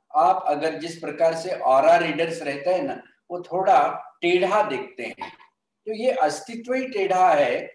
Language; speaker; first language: Hindi; non-native, local second language; Marathi